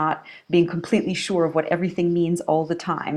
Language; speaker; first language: English; native; English